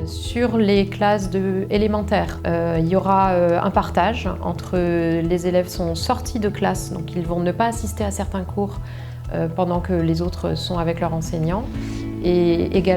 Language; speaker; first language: French; native; French